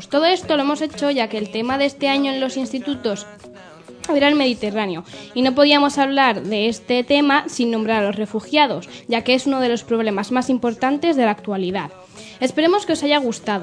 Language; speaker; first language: Spanish; native; Spanish